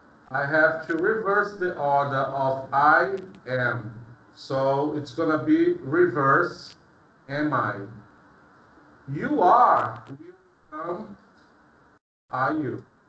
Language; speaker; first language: English; non-native, fluent; Portuguese